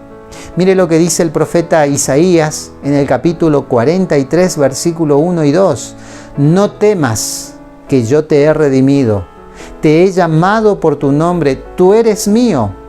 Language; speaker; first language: Spanish; native; Spanish